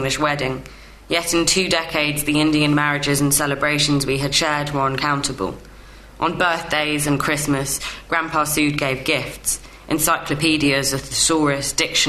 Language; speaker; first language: English; native; English